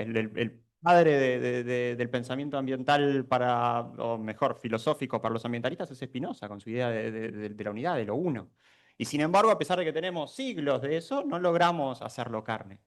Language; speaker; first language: Spanish; native; Spanish